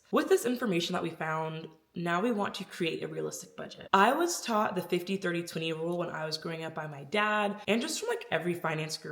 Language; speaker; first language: English; native; English